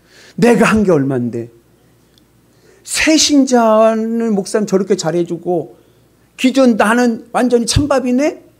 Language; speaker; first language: Korean; native; Korean